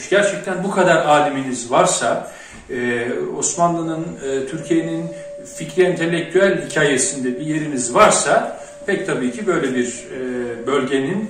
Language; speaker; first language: Turkish; native; Turkish